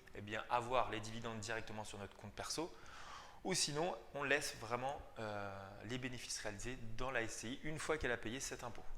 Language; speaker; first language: French; native; French